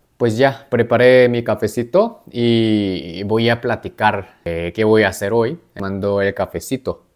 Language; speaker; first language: Spanish; non-native, fluent; Korean